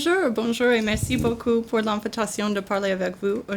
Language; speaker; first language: French; non-native, learner; English